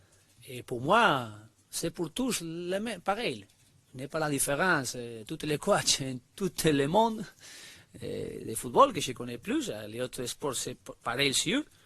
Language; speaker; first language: French; non-native, learner; Spanish